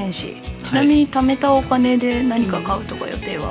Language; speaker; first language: Japanese; native; Japanese